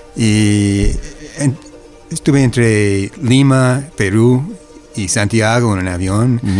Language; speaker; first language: Spanish; non-native, fluent; English